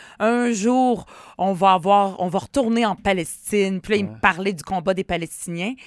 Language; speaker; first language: French; early bilingual, other home language; Arabic